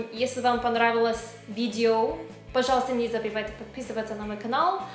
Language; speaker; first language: Russian; non-native, learner; English